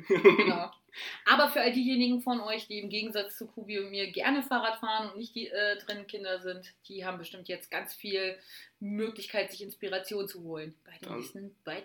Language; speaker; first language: German; native; German